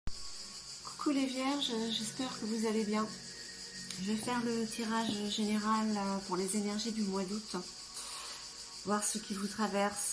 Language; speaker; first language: French; native; French